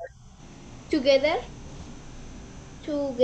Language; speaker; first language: English; non-native, learner; Spanish